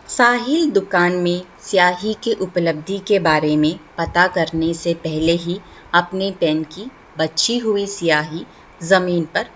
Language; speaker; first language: Hindi; non-native, local second language; Malayalam